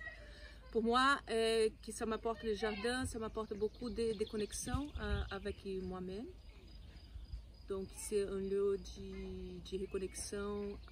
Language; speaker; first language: French; non-native, fluent; Portuguese